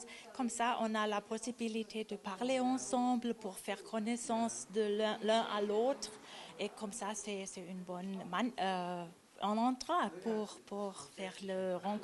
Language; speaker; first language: French; non-native, local second language; German